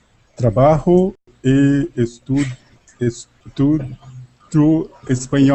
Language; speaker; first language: Spanish; non-native, learner; Portuguese